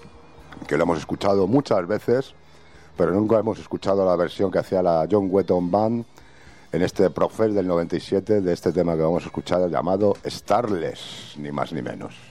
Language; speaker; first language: Spanish; native; Spanish